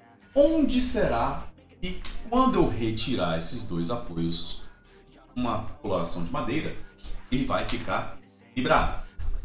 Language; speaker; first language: Portuguese; native; Portuguese